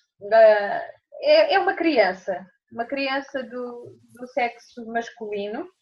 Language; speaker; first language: Portuguese; native; Portuguese